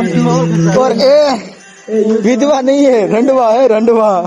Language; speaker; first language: Hindi; non-native, local second language; Gujarati